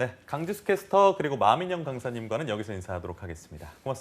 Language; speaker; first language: Korean; native; Korean